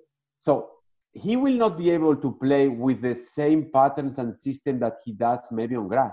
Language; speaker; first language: English; non-native, fluent; Spanish